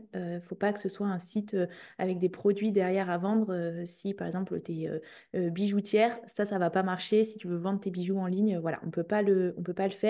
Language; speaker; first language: French; native; French